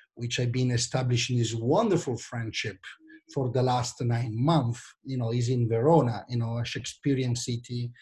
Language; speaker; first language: English; non-native, fluent; Italian